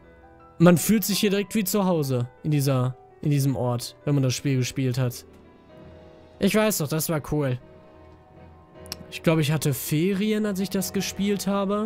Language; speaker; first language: German; native; German